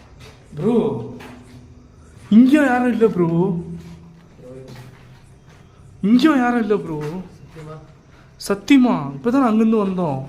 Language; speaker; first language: Tamil; native; Tamil